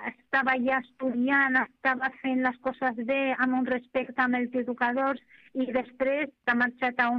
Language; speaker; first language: Catalan; non-native, fluent; Arabic